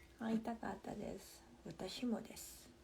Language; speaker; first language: Japanese; non-native, fluent; Korean